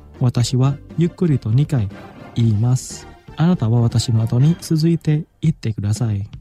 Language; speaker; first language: Japanese; non-native, fluent; Indonesian